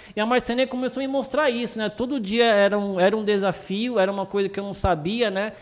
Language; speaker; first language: Portuguese; early bilingual, other home language; Japanese